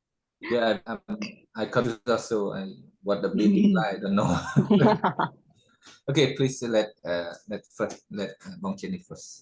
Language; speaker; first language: English; non-native, learner; Khmer